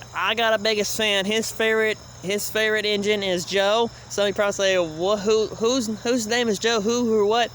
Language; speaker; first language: English; native; English